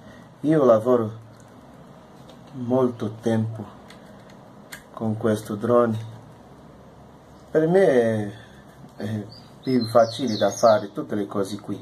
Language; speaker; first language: Italian; non-native, learner; Portuguese